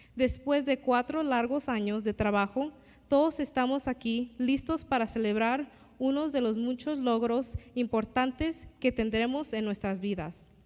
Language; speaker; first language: Spanish; early bilingual, other home language; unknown